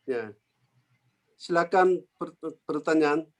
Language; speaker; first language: Indonesian; non-native, learner; Korean